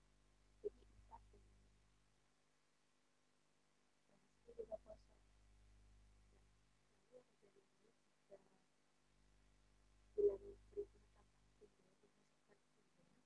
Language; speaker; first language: Indonesian; native; Indonesian